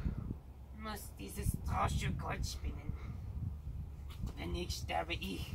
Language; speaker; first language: German; non-native, learner; English